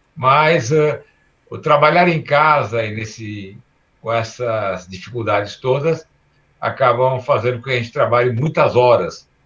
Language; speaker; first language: Portuguese; early bilingual, other home language; Armenian